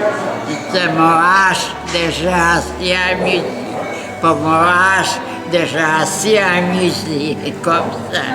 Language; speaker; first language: French; non-native, local second language; Ukrainian